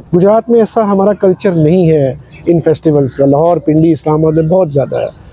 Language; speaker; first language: Urdu; non-native, local second language; Punjabi